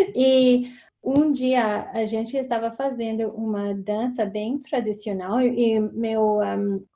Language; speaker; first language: Portuguese; non-native, learner; English